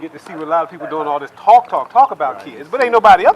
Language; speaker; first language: English; native; English